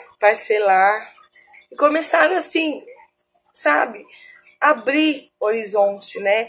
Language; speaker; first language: Portuguese; native; Portuguese